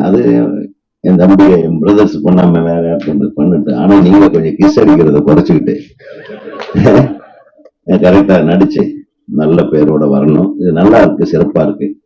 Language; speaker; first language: Tamil; native; Tamil